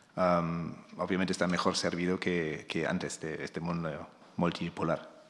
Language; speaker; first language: Spanish; non-native, fluent; German